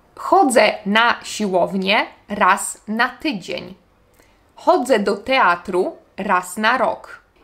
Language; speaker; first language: Polish; native; Polish